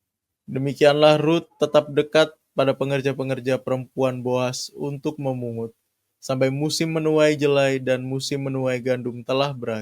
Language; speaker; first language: Indonesian; native; Indonesian